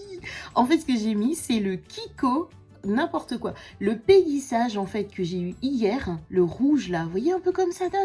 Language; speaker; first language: French; native; French